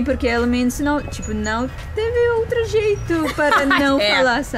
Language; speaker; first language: Portuguese; non-native, learner; Russian